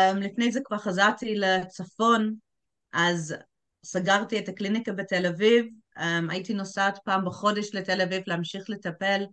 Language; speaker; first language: Hebrew; non-native, fluent; English